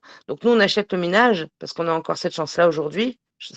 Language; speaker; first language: French; native; French